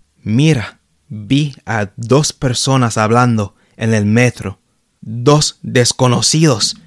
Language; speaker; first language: Spanish; non-native, fluent; English